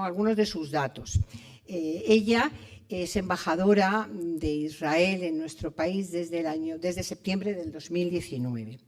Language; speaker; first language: Spanish; native; Spanish